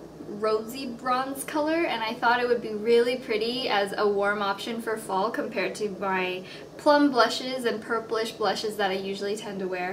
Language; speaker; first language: English; native; English